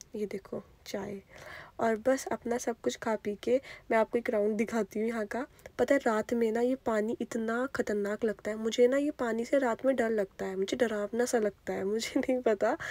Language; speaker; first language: Hindi; native; Hindi